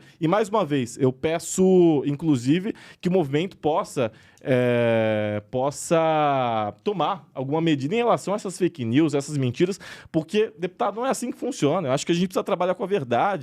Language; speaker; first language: Portuguese; native; Portuguese